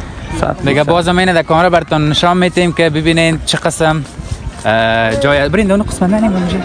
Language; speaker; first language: Persian; native; Persian